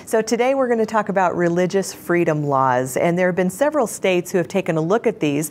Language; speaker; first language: English; native; English